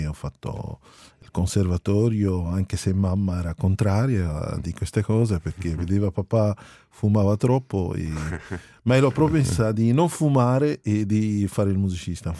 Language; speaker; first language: Italian; non-native, fluent; Arabic